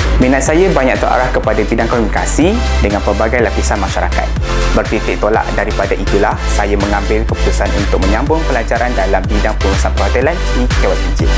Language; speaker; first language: Malay; native; Malay